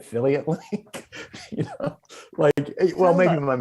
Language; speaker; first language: English; native; English